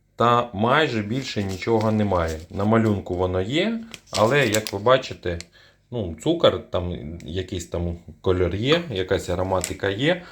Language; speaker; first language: Ukrainian; non-native, local second language; Russian